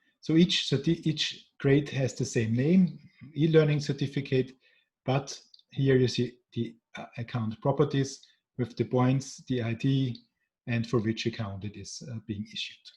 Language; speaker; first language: English; non-native, fluent; German